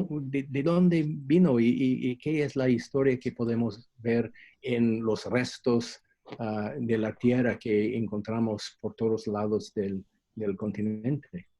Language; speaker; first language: Spanish; non-native, fluent; English